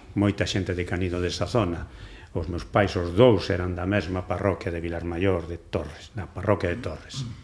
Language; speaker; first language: Galician; non-native, local second language; Spanish